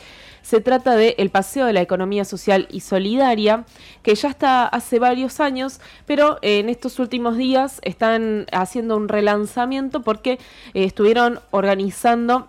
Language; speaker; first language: Spanish; native; Spanish